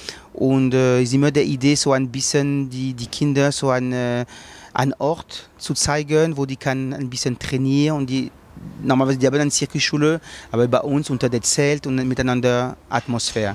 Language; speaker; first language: German; non-native, learner; French